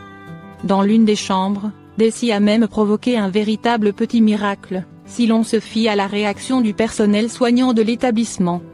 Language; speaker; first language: French; native; French